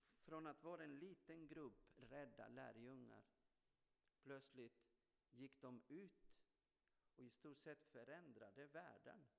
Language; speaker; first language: Swedish; non-native, fluent; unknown